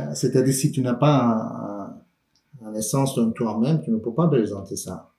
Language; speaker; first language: French; non-native, fluent; Persian